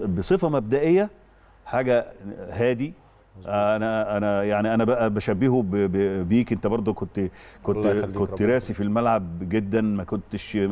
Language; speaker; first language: Arabic; native; Arabic